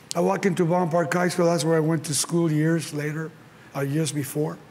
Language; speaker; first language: English; early bilingual, other home language; Spanish